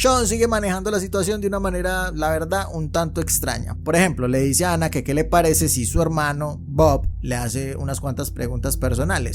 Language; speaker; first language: Spanish; native; Spanish